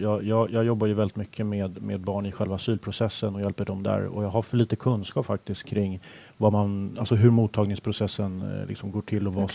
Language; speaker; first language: Swedish; native; Swedish